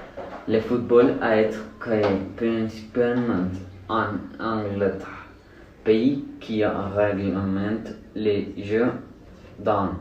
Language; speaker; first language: French; non-native, learner; Spanish